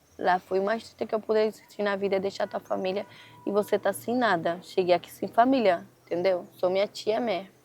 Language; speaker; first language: Portuguese; non-native, fluent; Spanish